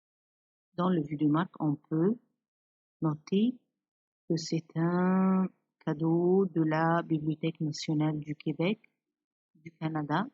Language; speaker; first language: French; non-native, fluent; Arabic